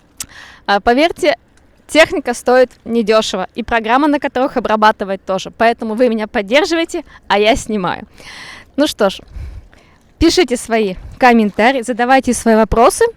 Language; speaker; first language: Russian; native; Russian